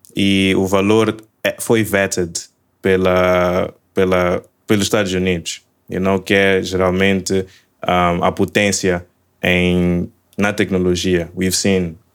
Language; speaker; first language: Portuguese; native; Portuguese